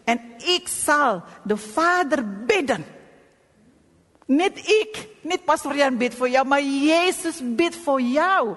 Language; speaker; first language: Dutch; non-native, fluent; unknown